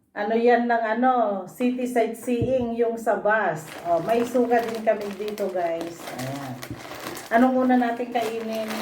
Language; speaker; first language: Filipino; non-native, local second language; Cebuano